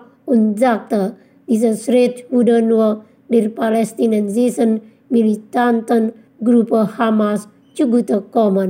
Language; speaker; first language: German; non-native, fluent; Indonesian